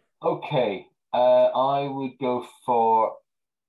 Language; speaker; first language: English; native; English